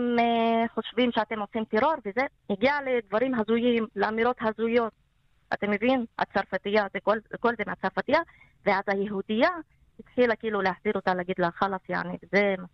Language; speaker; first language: Hebrew; non-native, local second language; Arabic